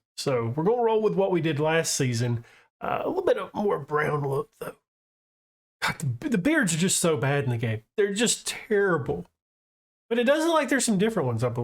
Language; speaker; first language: English; native; English